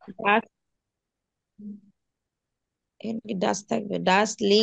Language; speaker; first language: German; non-native, learner; Bangla